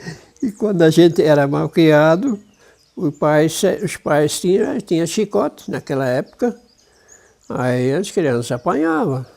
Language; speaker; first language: Portuguese; non-native, local second language; German